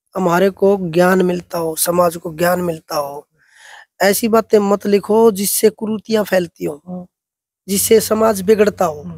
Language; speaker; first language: Hindi; native; Hindi